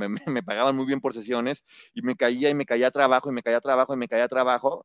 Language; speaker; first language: Spanish; native; Spanish